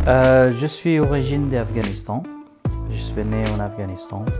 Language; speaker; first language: French; non-native, fluent; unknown